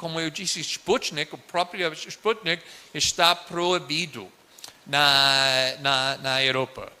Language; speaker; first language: Portuguese; non-native, fluent; English